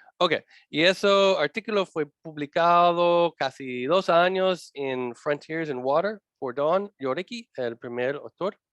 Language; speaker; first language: Spanish; non-native, learner; English